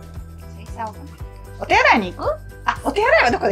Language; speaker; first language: Japanese; native; Japanese